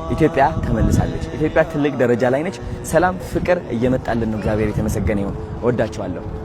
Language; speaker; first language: Amharic; non-native, local second language; Tigrinya